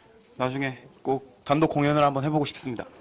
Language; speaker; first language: Korean; native; Korean